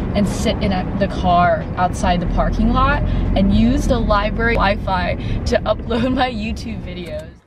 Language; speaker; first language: English; native; English